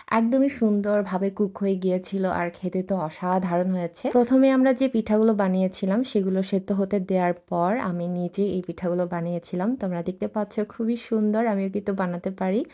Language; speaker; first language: Bangla; non-native, local second language; Chakma